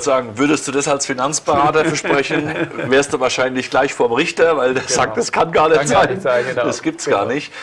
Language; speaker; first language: German; native; German